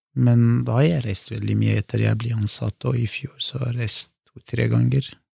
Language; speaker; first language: Norwegian; non-native, fluent; Kurdish